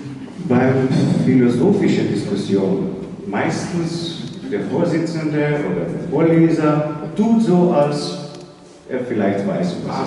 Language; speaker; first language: German; non-native, fluent; Slovenian